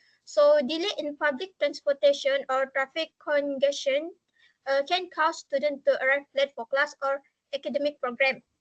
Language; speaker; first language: English; non-native, learner; Malay